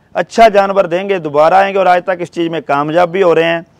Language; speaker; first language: Hindi; native; Hindi